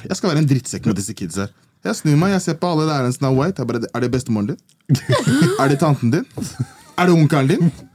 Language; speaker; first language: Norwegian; early bilingual, other home language; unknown